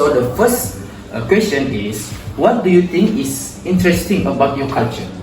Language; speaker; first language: English; non-native, local second language; Malay